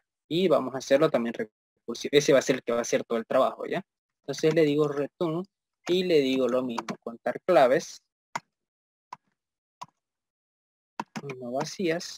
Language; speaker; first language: Spanish; native; Spanish